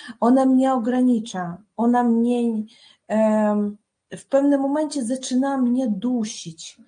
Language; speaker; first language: Polish; non-native, fluent; Russian